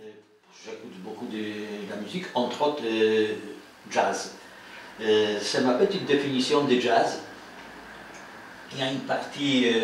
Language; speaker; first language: French; non-native, fluent; Polish